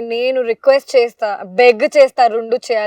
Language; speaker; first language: Telugu; non-native, local second language; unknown